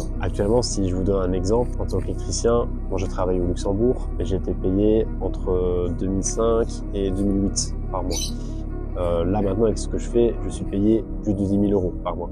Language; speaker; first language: French; native; French